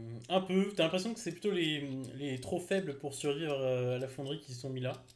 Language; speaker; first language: French; native; French